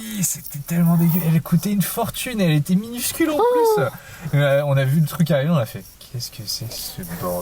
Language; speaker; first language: French; native; French